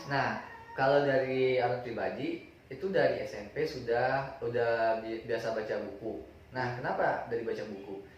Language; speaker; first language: Indonesian; non-native, local second language; Minangkabau